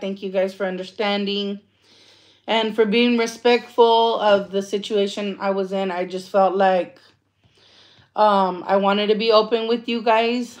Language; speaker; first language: English; early bilingual, other home language; Spanish